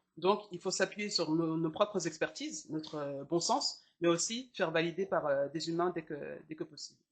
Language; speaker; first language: French; early bilingual, other home language; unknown